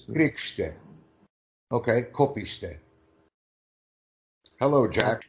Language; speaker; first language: Japanese; non-native, learner; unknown